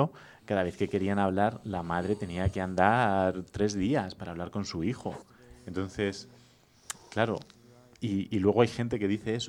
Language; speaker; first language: Spanish; native; Spanish